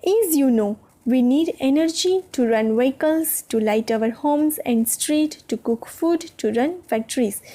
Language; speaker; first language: English; non-native, local second language; Gujarati